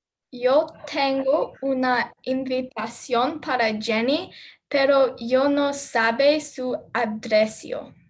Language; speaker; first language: Spanish; non-native, learner; English